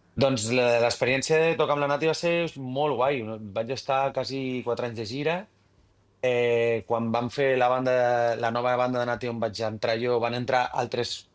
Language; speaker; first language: Catalan; native; Catalan